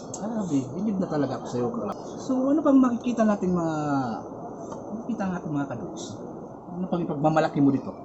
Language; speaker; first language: Filipino; non-native, local second language; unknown